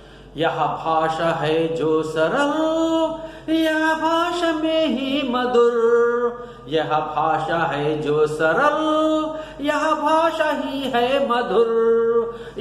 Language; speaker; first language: Hindi; non-native, local second language; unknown